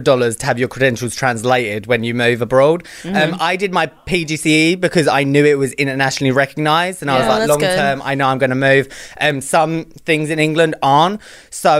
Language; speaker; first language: English; native; English